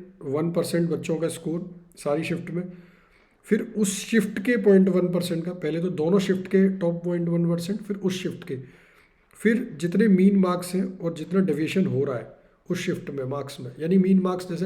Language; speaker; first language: Hindi; native; Hindi